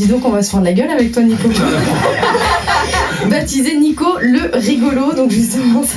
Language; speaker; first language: French; native; French